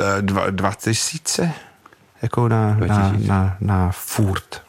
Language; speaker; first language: Czech; non-native, fluent; English